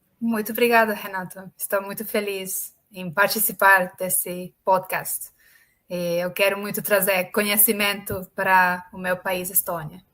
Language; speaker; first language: Portuguese; non-native, fluent; Estonian